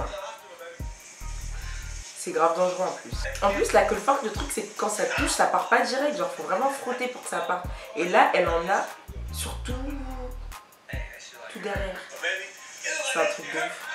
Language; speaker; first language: French; native; French